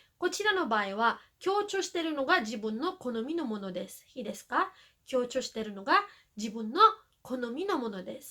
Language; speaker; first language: Japanese; non-native, fluent; Filipino